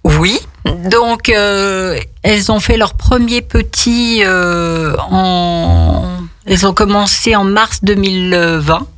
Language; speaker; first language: French; native; French